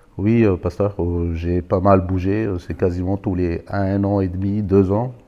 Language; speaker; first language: French; non-native, local second language; Malagasy